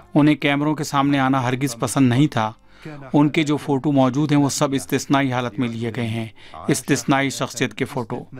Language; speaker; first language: Urdu; native; Urdu